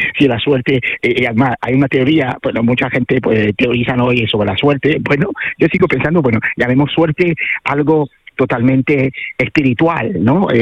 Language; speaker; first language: Spanish; non-native, fluent; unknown